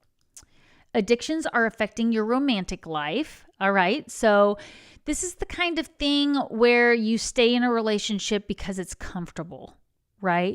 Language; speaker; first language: English; native; English